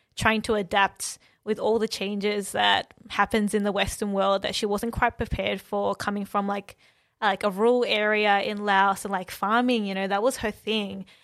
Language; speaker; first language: English; native; English